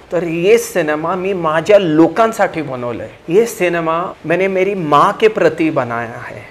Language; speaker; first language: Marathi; non-native, local second language; Punjabi